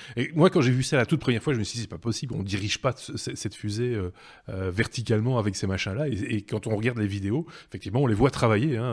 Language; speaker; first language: French; native; French